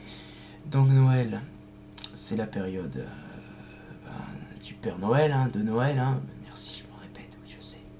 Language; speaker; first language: French; native; French